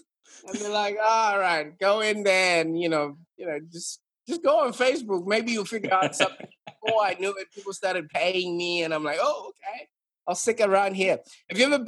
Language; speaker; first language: English; non-native, local second language; Shona